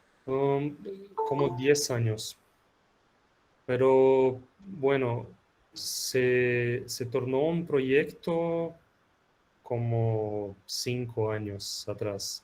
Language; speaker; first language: Spanish; non-native, fluent; Portuguese